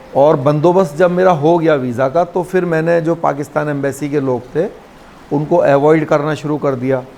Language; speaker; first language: Hindi; native; Hindi